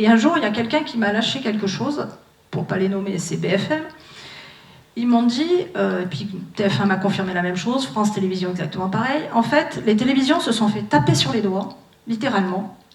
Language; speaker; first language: French; native; French